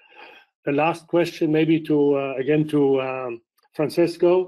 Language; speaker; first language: English; non-native, fluent; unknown